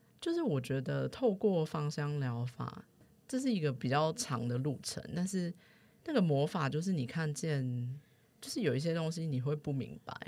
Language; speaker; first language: Chinese; native; Chinese